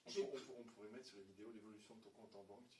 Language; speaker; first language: French; native; French